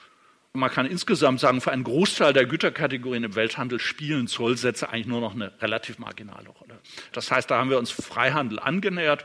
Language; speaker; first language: German; native; German